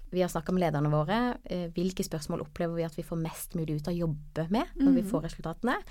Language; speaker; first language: Norwegian; native; Norwegian